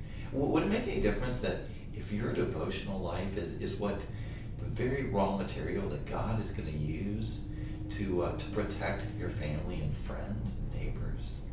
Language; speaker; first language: English; native; English